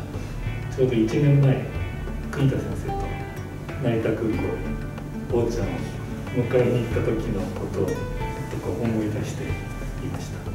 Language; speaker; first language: Japanese; native; Japanese